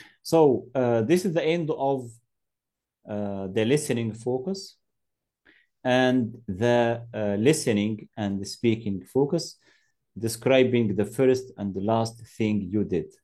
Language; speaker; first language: English; non-native, fluent; Arabic